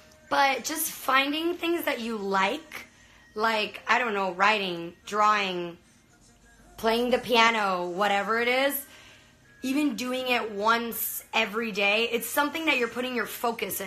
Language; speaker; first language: English; early bilingual, other home language; Spanish